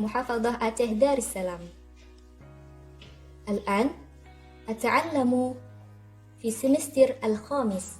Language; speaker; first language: Arabic; non-native, learner; Indonesian